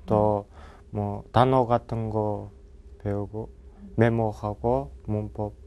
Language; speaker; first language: Korean; non-native, learner; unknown